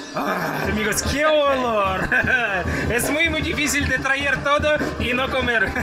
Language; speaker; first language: Spanish; non-native, fluent; Russian